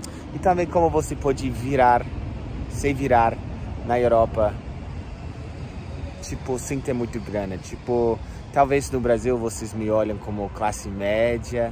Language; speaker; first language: Portuguese; non-native, fluent; English